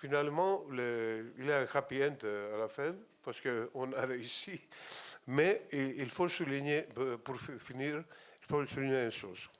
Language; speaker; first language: French; non-native, fluent; Greek